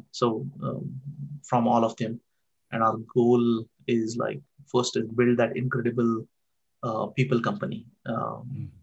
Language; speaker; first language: English; non-native, local second language; Marathi